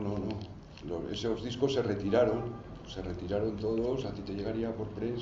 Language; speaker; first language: Spanish; native; Spanish